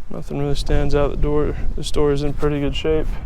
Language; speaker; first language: English; native; English